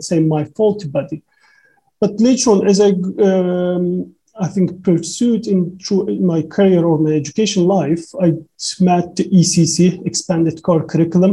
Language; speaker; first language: English; non-native, fluent; Turkish